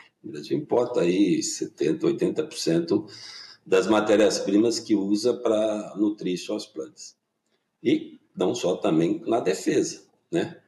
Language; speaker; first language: Portuguese; native; Portuguese